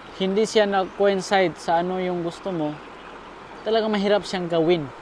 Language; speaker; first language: Filipino; non-native, local second language; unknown